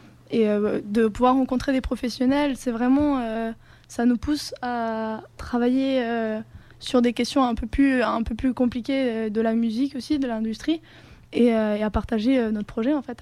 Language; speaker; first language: French; non-native, fluent; Spanish